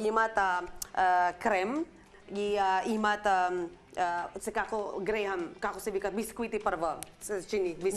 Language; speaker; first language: Macedonian; non-native, learner; Filipino